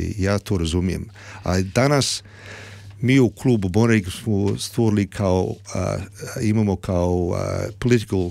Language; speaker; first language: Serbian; early bilingual, heritage; Serbian